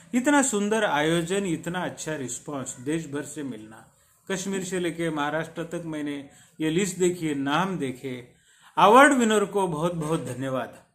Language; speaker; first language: Hindi; non-native, local second language; Marathi